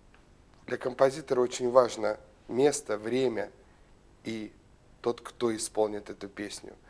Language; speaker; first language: Russian; native; Russian